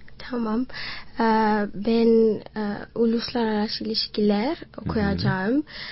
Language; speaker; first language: Turkish; non-native, learner; Swati